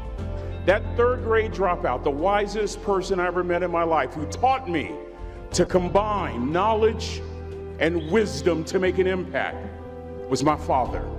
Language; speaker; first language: English; native; English